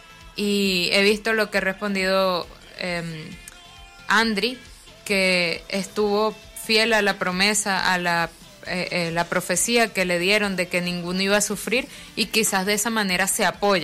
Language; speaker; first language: Spanish; native; Spanish